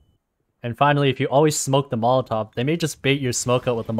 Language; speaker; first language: English; native; English